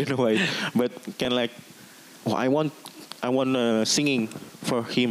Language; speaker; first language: English; non-native, learner; Indonesian